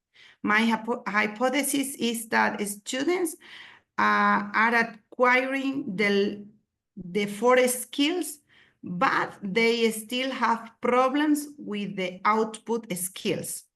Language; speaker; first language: English; non-native, fluent; Spanish